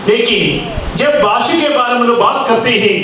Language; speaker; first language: Hindi; non-native, local second language; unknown